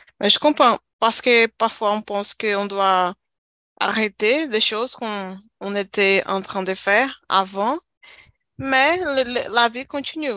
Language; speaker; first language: French; non-native, learner; Portuguese